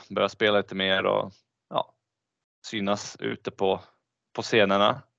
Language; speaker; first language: Swedish; early bilingual, other home language; Bosnian